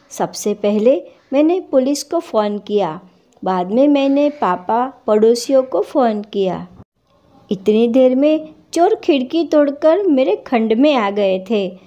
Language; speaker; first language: Hindi; non-native, local second language; Gujarati